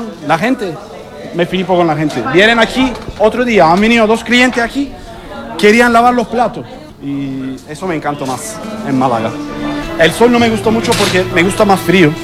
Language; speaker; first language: Spanish; non-native, learner; Turkish